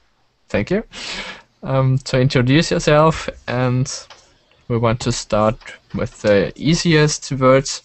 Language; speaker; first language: English; non-native, learner; German